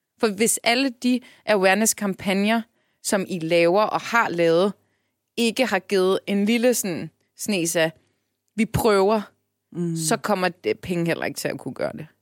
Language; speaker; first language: Danish; early bilingual, other home language; Turkish